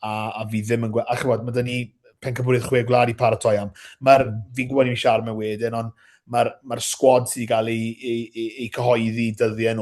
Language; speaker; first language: Welsh; native; Welsh